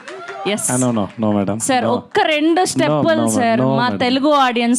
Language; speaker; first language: Telugu; native; Telugu